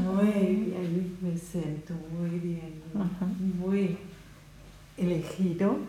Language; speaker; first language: Spanish; non-native, learner; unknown